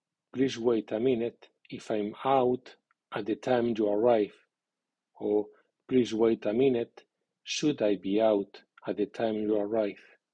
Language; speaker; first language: English; non-native, fluent; Spanish